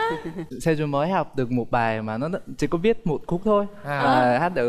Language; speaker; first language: Vietnamese; non-native, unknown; Korean